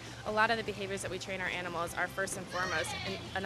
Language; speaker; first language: English; native; English